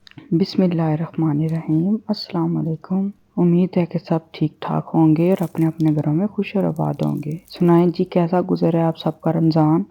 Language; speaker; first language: Urdu; non-native, local second language; Punjabi